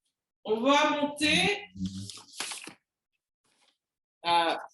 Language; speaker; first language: French; non-native, learner; Spanish